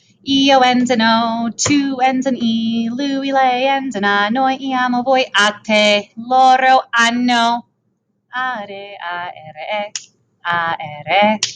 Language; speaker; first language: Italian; non-native, fluent; English